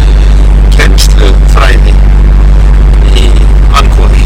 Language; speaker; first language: Icelandic; native; Icelandic